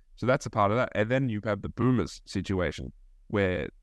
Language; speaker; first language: English; early bilingual, other home language; Turkish